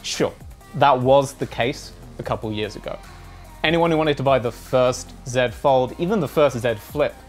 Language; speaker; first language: English; native; English